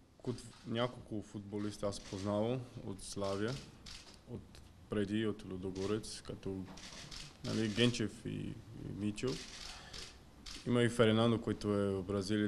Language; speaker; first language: Bulgarian; non-native, learner; Portuguese